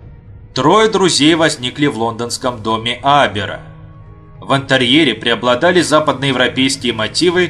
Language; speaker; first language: Russian; native; Russian